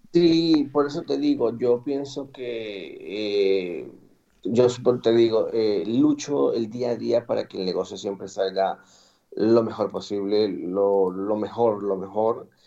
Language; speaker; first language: Spanish; native; Spanish